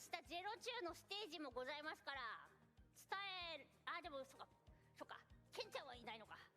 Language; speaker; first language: Japanese; native; Japanese